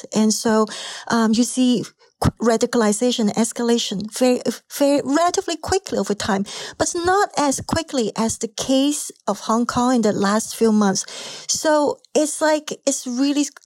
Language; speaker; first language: English; non-native, local second language; Cantonese